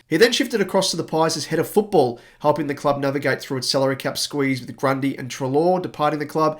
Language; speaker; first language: English; native; English